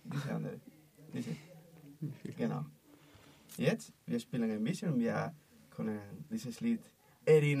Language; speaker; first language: German; non-native, learner; Spanish